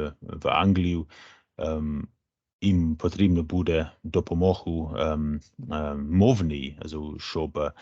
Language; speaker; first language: Ukrainian; non-native, fluent; English